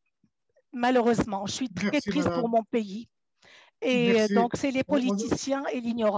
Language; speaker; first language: French; non-native, fluent; Arabic